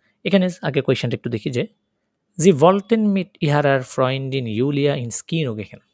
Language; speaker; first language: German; non-native, fluent; Bangla